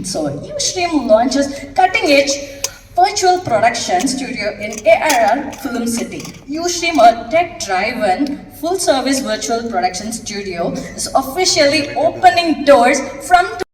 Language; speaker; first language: English; non-native, local second language; Tamil